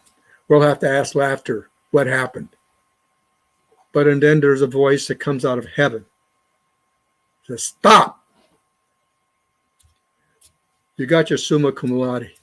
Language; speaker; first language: English; native; English